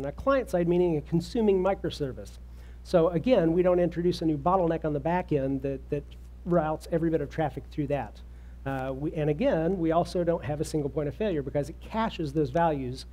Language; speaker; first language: English; native; English